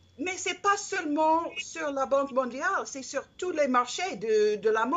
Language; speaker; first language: French; non-native, learner; English